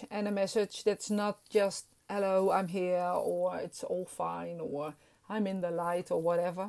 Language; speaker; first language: English; non-native, fluent; Dutch